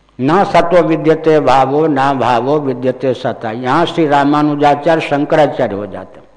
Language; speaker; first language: Hindi; non-native, local second language; Maithili